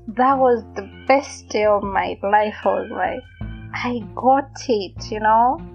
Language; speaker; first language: English; non-native, local second language; Gusii